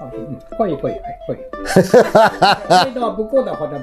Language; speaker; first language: Chinese; non-native, fluent; Japanese